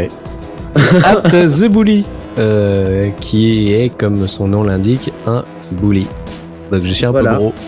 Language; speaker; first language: French; native; French